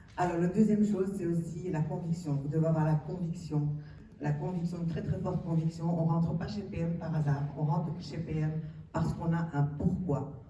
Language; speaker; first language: French; early bilingual, other home language; Arabic